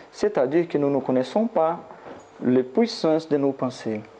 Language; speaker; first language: French; non-native, learner; Portuguese